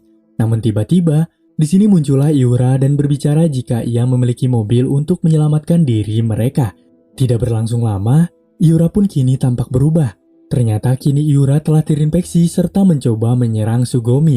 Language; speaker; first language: Indonesian; native; Indonesian